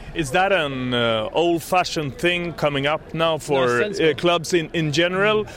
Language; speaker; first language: English; non-native, fluent; Swedish